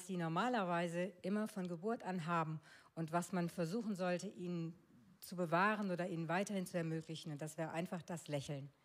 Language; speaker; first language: German; native; German